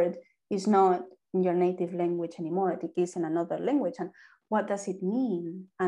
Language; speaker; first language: English; non-native, fluent; Spanish